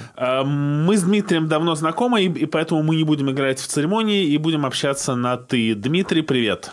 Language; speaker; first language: Russian; native; Russian